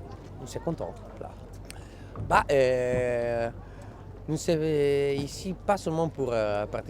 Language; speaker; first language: French; non-native, fluent; Italian